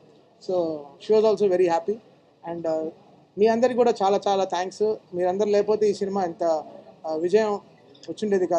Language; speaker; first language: Telugu; native; Telugu